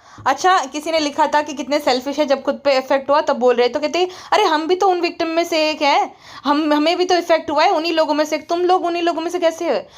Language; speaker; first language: Hindi; native; Hindi